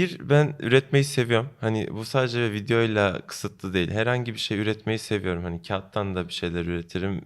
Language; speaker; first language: Turkish; early bilingual, heritage; Turkish